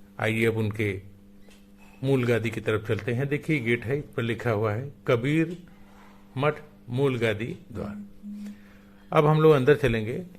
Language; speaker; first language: Hindi; native; Hindi